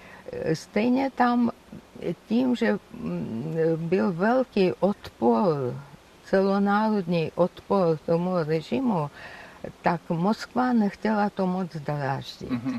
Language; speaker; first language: Czech; non-native, fluent; Georgian